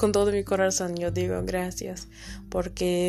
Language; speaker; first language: Spanish; non-native, learner; English